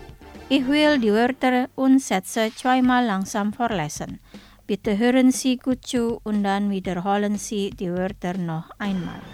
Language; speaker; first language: German; non-native, fluent; Indonesian